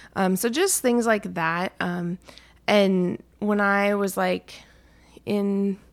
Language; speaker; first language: English; native; English